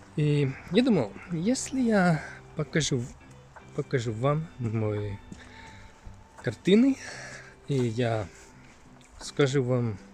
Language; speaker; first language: Russian; non-native, learner; Finnish